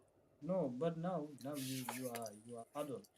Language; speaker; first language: English; non-native, fluent; Arabic